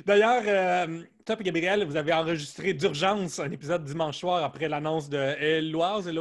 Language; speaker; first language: French; native; French